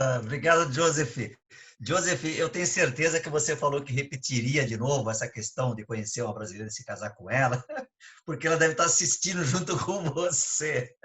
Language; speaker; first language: Portuguese; native; Portuguese